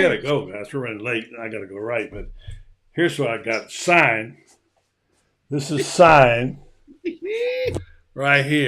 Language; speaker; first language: English; native; English